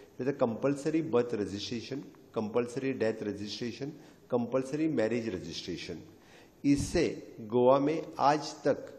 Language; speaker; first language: Hindi; non-native, local second language; Konkani